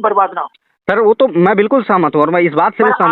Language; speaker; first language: Hindi; native; Hindi